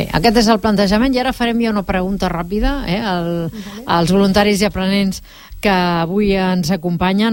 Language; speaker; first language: Catalan; native; Catalan